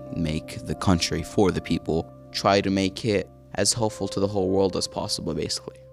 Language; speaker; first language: English; early bilingual, other home language; Arabic